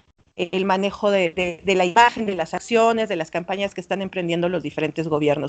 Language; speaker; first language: Spanish; native; Spanish